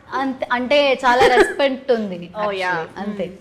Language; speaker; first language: Telugu; non-native, learner; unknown